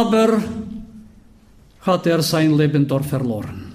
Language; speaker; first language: German; non-native, fluent; Bulgarian